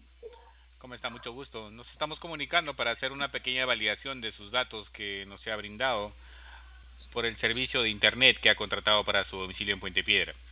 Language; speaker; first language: Spanish; native; Spanish